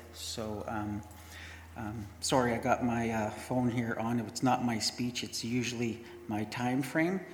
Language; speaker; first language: English; native; English